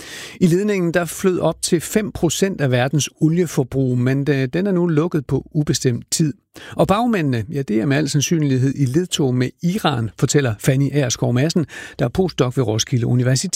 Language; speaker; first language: Danish; native; Danish